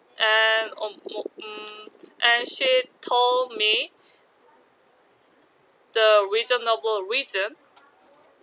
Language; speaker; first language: English; non-native, learner; Korean